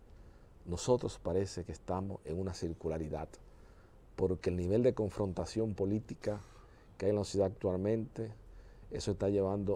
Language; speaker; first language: Spanish; native; Spanish